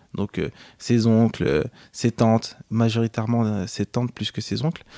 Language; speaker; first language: French; native; French